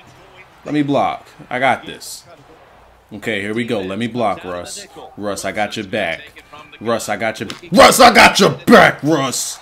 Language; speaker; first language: English; native; English